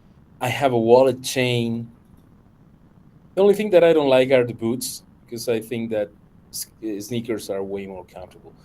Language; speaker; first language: English; non-native, fluent; Spanish